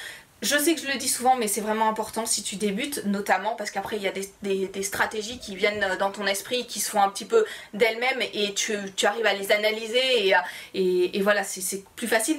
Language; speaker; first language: French; native; French